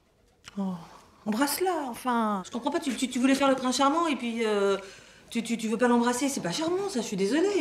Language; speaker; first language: French; native; French